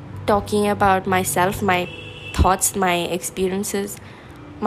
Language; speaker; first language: English; non-native, local second language; Hindi